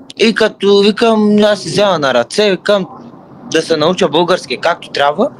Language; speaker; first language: Bulgarian; non-native, local second language; Turkish